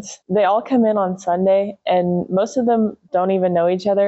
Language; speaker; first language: English; native; English